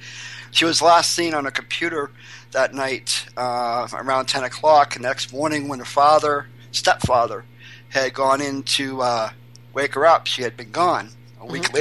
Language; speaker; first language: English; native; English